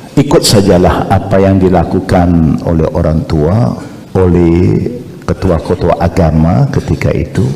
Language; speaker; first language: Malay; non-native, local second language; Chinese